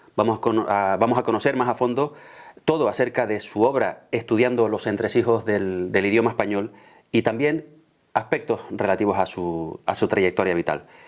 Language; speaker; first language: Spanish; native; Spanish